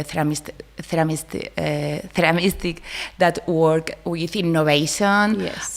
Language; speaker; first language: English; non-native, learner; Spanish